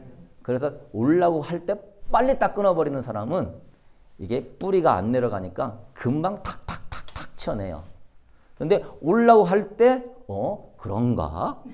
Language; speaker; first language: Korean; native; Korean